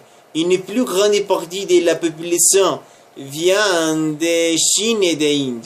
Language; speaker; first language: French; non-native, learner; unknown